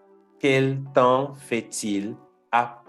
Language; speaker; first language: French; non-native, fluent; Portuguese